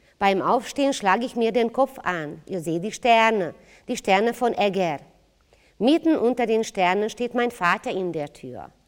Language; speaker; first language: German; non-native, fluent; Hungarian